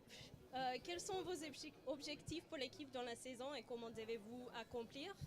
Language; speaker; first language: French; non-native, learner; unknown